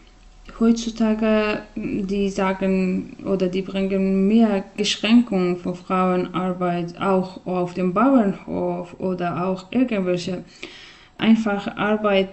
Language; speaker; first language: German; non-native, learner; Persian